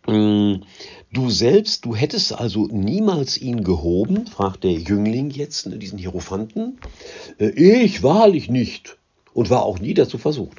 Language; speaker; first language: German; native; German